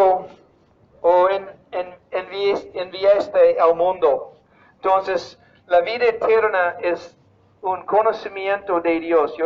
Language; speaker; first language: Spanish; non-native, fluent; English